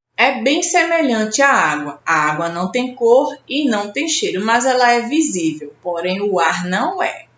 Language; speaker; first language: Portuguese; native; Portuguese